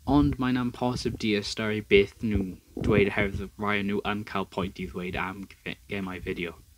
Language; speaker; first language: Welsh; non-native, local second language; English